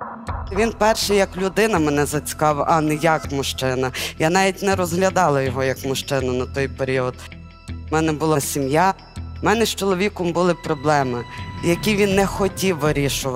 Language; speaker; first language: Ukrainian; native; Ukrainian